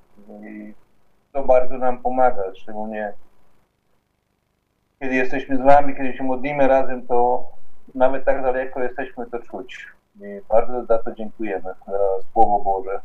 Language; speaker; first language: Polish; non-native, fluent; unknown